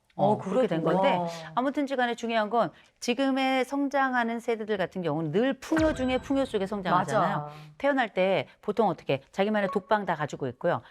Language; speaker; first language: Korean; native; Korean